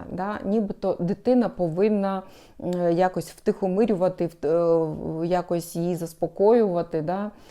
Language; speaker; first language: Ukrainian; non-native, local second language; Russian